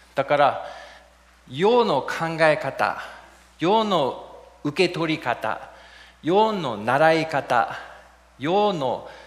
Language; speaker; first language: Japanese; non-native, fluent; English